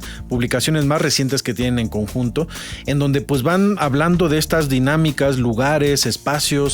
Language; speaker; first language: Spanish; native; Spanish